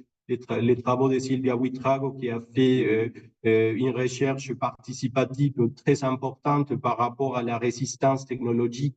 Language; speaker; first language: French; non-native, fluent; Spanish